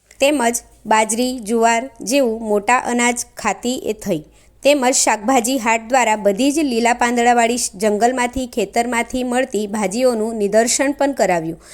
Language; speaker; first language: Gujarati; non-native, local second language; Marathi